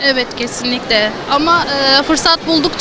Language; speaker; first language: Turkish; native; Turkish